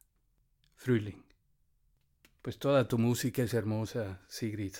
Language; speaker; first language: Spanish; native; Spanish